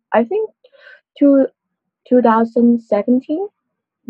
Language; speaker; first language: English; non-native, local second language; Cantonese